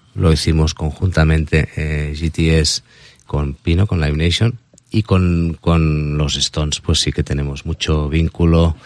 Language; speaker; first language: Spanish; native; Spanish